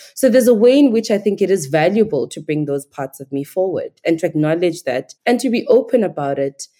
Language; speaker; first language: English; non-native, local second language; Igbo